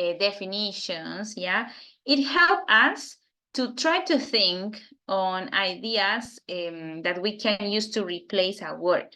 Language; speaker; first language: English; non-native, fluent; Spanish